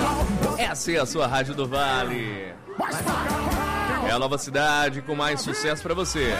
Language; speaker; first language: Portuguese; native; Portuguese